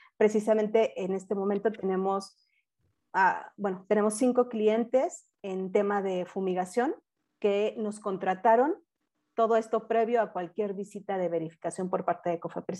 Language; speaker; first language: Spanish; native; Spanish